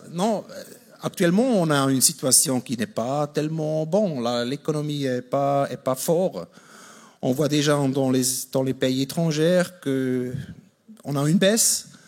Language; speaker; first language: French; non-native, fluent; German